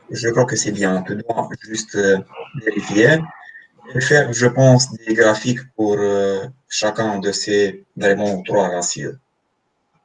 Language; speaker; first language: French; non-native, fluent; Romanian